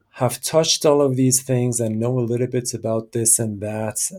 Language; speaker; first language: English; non-native, fluent; Persian